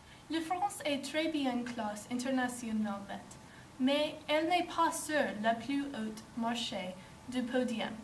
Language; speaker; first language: French; non-native, learner; English